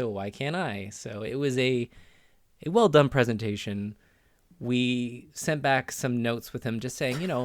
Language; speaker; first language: English; native; English